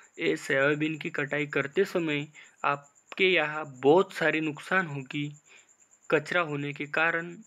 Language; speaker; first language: Hindi; non-native, local second language; Marathi